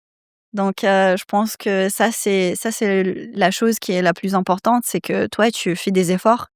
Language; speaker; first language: French; non-native, fluent; Serbian